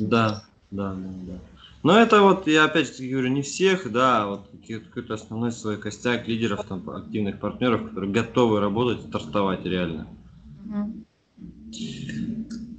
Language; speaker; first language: Russian; native; Russian